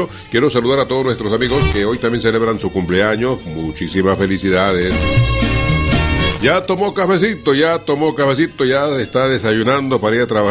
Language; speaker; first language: Spanish; native; Spanish